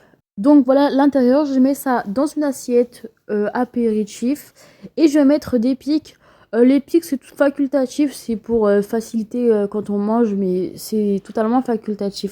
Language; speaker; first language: French; native; French